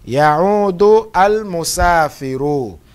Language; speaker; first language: Arabic; non-native, fluent; Portuguese